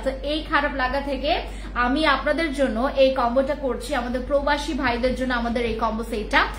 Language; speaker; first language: Bangla; non-native, local second language; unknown